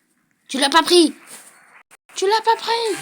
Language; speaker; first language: French; native; French